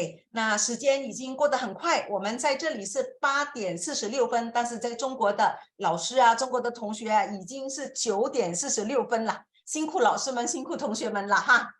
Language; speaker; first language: Chinese; non-native, fluent; Indonesian